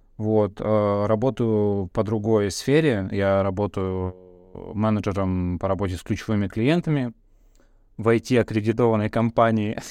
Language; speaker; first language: Russian; early bilingual, other home language; Bulgarian